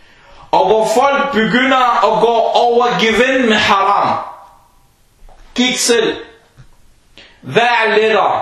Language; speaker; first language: Danish; early bilingual, other home language; Arabic